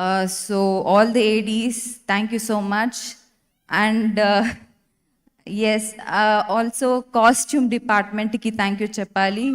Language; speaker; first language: Telugu; non-native, fluent; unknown